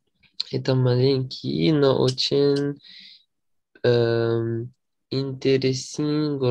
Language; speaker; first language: Russian; non-native, learner; French